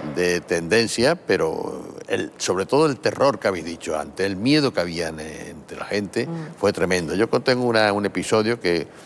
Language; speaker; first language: Spanish; native; Spanish